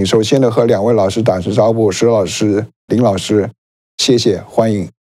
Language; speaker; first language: Chinese; native; Chinese